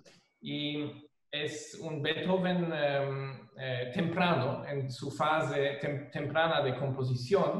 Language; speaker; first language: Spanish; non-native, fluent; German